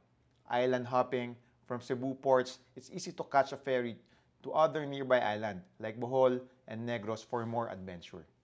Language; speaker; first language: English; non-native, local second language; Filipino